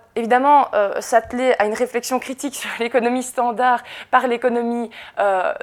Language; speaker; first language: French; native; French